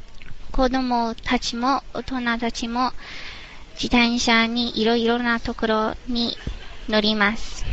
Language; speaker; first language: Japanese; non-native, learner; English